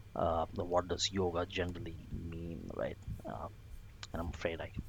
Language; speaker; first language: English; non-native, local second language; Bangla